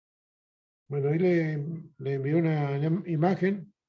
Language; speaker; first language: Spanish; native; Spanish